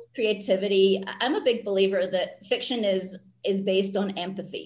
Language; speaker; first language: English; native; English